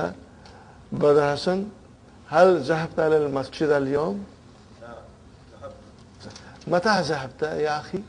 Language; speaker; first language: Arabic; non-native, fluent; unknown